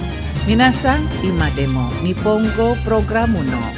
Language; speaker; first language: Japanese; non-native, fluent; Indonesian